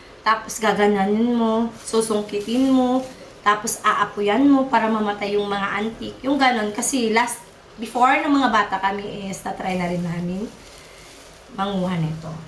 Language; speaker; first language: Filipino; non-native, local second language; Iloko